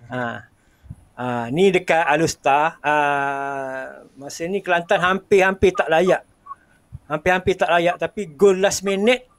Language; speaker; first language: Malay; native; Malay